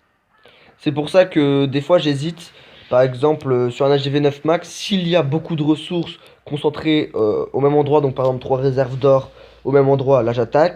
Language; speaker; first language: French; native; French